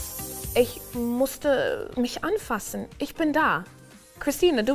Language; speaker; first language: German; non-native, fluent; English